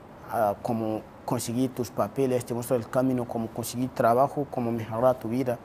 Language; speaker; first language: Spanish; non-native, fluent; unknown